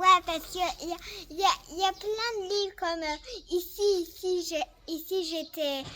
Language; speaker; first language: French; early bilingual, heritage; French